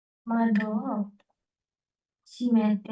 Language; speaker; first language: Japanese; non-native, learner; Indonesian